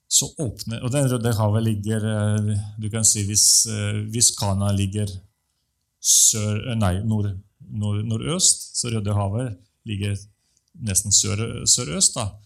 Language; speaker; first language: Norwegian; non-native, fluent; Russian